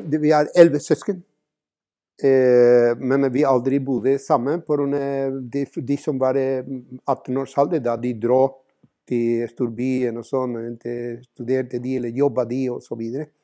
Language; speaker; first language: Norwegian; non-native, fluent; Spanish